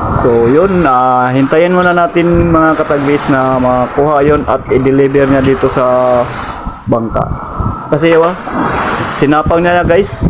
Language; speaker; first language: Filipino; non-native, local second language; Cebuano